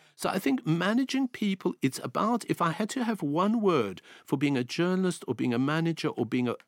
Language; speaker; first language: English; native; English